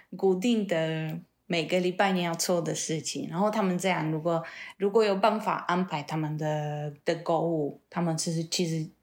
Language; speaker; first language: Chinese; non-native, fluent; Polish